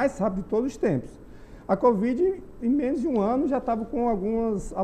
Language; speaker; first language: Portuguese; native; Portuguese